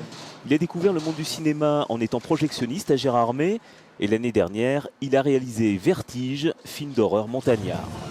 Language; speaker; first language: French; native; French